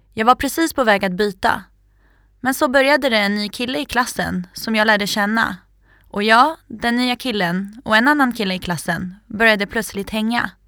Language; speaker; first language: Swedish; native; Swedish